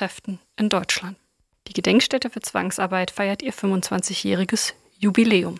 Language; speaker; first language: German; native; German